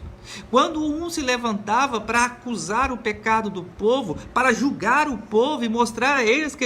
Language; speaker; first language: Portuguese; native; Portuguese